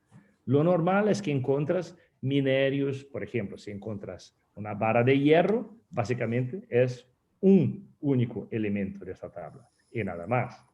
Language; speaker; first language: Spanish; non-native, fluent; Portuguese